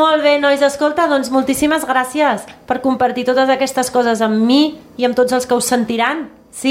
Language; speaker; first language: Catalan; native; Catalan